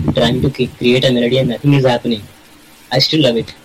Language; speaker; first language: English; non-native, local second language; Kannada